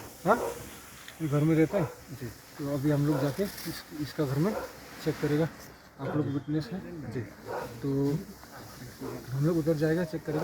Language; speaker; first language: Hindi; non-native, local second language; Khasi